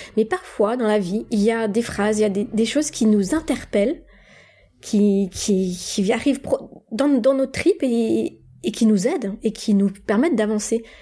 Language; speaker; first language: French; native; French